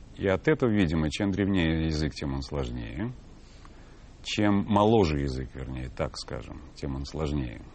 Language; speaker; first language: Russian; native; Russian